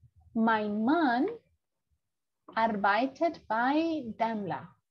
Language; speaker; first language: German; non-native, fluent; Spanish